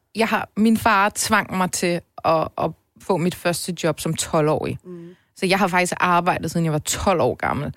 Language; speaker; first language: Danish; early bilingual, other home language; Turkish